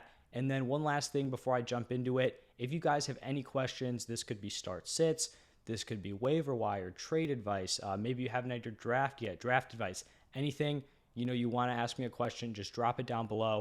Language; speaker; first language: English; native; English